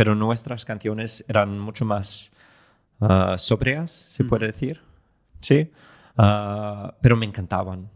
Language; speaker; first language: Spanish; non-native, fluent; English